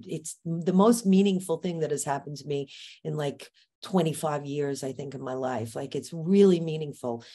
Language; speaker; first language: English; native; English